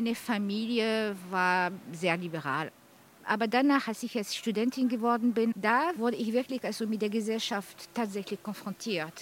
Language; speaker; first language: German; non-native, fluent; Arabic